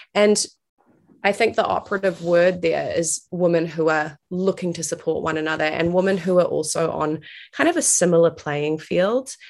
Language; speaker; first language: English; native; English